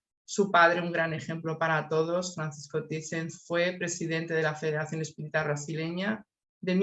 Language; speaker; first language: Spanish; native; Spanish